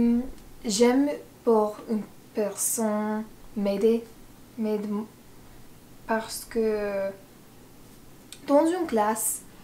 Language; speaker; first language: French; non-native, learner; English